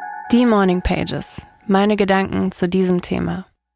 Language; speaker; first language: German; native; German